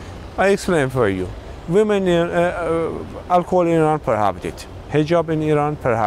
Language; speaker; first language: English; non-native, learner; Persian